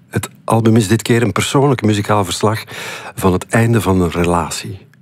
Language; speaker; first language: Dutch; native; Dutch